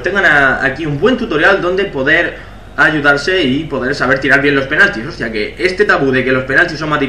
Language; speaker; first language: Spanish; native; Spanish